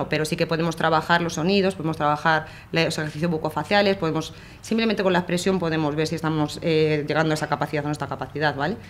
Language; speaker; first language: Spanish; native; Spanish